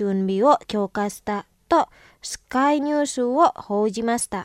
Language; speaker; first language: Japanese; non-native, fluent; Indonesian